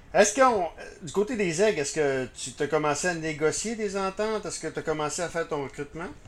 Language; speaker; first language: French; native; French